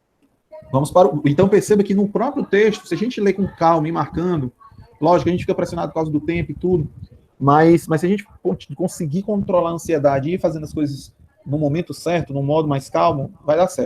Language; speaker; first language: Portuguese; native; Portuguese